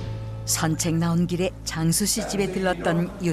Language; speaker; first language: Korean; native; Korean